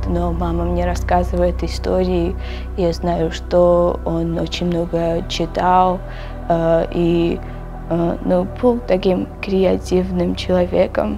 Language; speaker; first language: Russian; non-native, local second language; Georgian